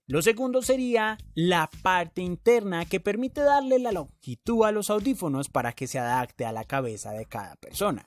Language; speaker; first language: Spanish; native; Spanish